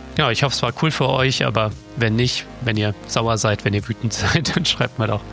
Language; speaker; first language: German; native; German